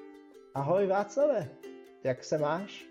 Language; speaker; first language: Czech; non-native, fluent; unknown